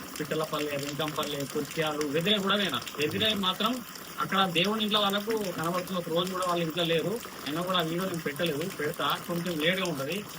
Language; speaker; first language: Telugu; non-native, local second language; Urdu